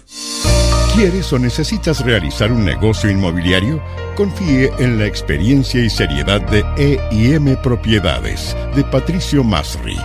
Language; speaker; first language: Spanish; native; Spanish